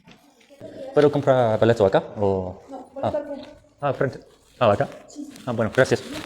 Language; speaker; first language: Spanish; non-native, learner; English